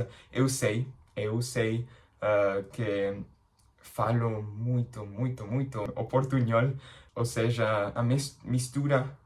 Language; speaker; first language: Portuguese; non-native, learner; English